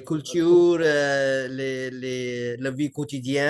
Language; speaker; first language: French; non-native, learner; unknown